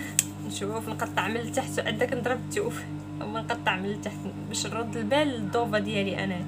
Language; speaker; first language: Arabic; native; Arabic